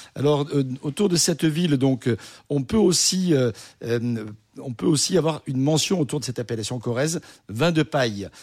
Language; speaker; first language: French; native; French